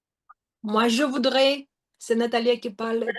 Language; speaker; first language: French; non-native, fluent; Russian